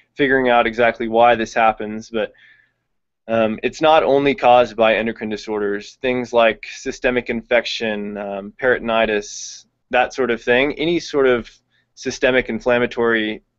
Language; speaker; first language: English; native; English